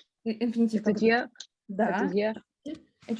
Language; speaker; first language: French; non-native, fluent; Russian